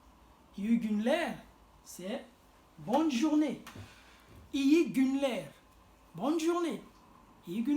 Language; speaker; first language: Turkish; non-native, fluent; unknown